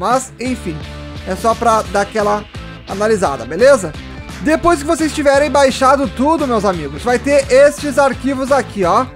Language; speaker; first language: Portuguese; native; Portuguese